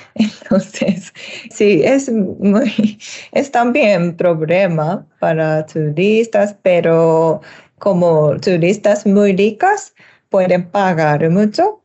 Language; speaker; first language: Spanish; non-native, learner; Japanese